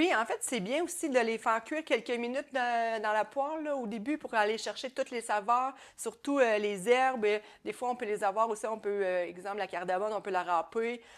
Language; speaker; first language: French; native; French